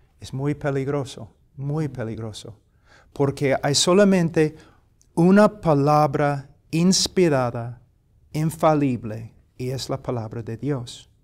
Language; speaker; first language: Spanish; non-native, fluent; English